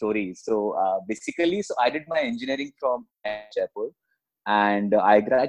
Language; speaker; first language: English; non-native, local second language; Hindi